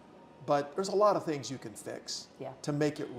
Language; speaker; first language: English; native; English